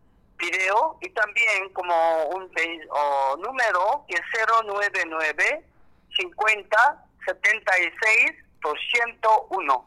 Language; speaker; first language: Spanish; non-native, learner; Korean